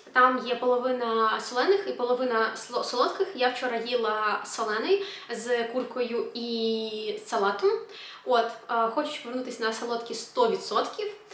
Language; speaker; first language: Ukrainian; native; Ukrainian